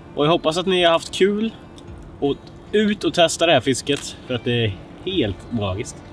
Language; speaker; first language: Swedish; native; Swedish